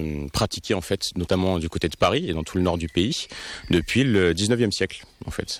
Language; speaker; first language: French; native; French